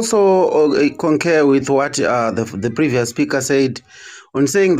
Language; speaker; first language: English; non-native, local second language; Shona